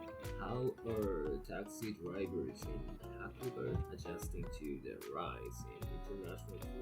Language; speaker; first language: English; non-native, fluent; Japanese